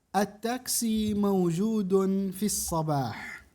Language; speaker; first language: Arabic; non-native, fluent; Indonesian